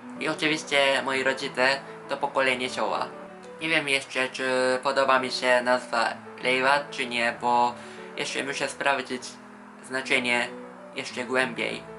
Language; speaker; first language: Polish; non-native, fluent; Japanese